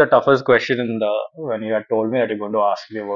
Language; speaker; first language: English; non-native, local second language; Urdu